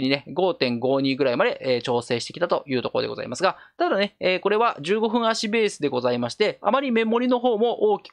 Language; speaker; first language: Japanese; native; Japanese